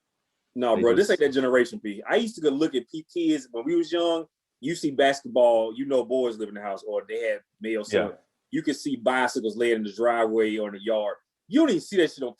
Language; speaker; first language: English; native; English